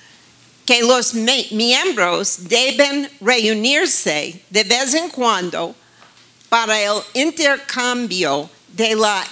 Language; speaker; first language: Spanish; non-native, fluent; English